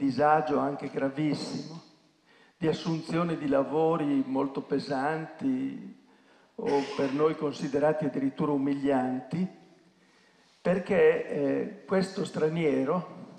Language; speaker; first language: Italian; native; Italian